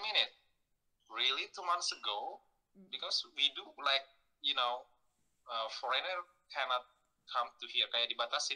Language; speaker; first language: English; non-native, fluent; Indonesian